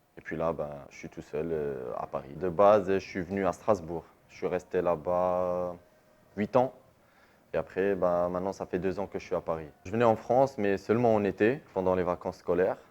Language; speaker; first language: French; non-native, local second language; Arabic